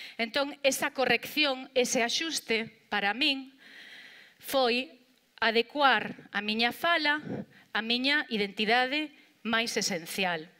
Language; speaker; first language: Galician; non-native, local second language; Spanish